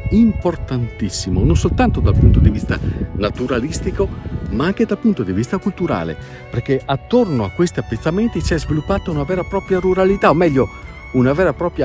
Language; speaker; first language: Italian; native; Italian